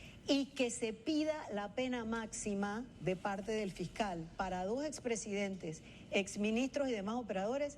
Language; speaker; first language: Spanish; native; Spanish